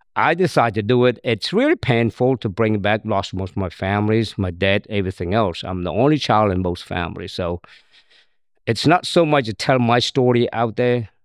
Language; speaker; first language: English; non-native, learner; Khmer